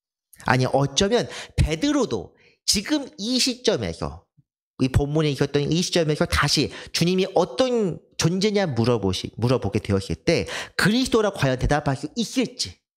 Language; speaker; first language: Korean; native; Korean